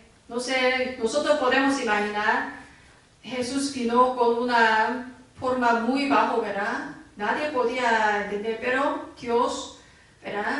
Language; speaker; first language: Spanish; non-native, learner; Korean